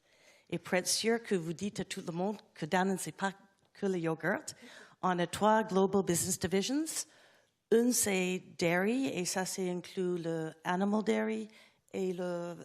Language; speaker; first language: French; non-native, learner; English